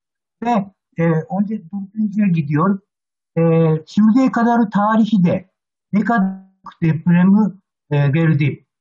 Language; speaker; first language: Turkish; non-native, learner; Japanese